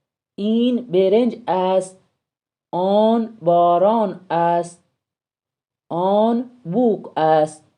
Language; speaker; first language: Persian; non-native, fluent; Urdu